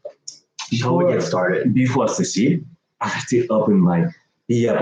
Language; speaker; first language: English; non-native, learner; Japanese